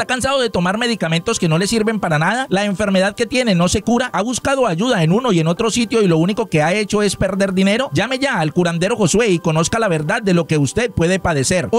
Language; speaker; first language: Spanish; native; Spanish